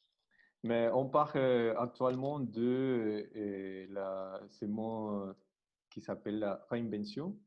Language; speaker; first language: French; non-native, learner; Spanish